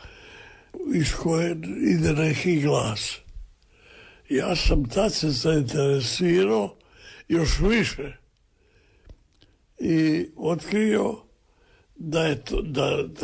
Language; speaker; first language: Serbian; native; Serbian